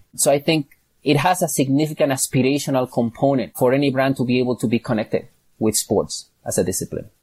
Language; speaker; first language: English; non-native, fluent; Catalan